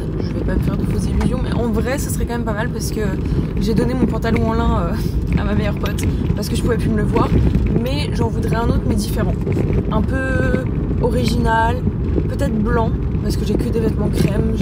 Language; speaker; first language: French; native; French